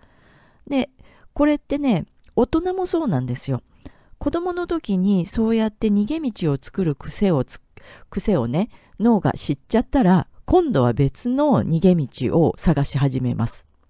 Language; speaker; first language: Japanese; native; Japanese